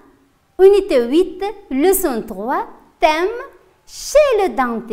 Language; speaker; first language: French; non-native, fluent; Uzbek